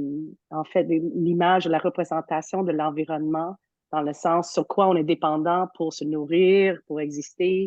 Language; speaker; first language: French; native; French